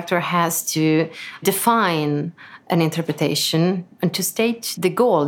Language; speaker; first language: English; non-native, fluent; Italian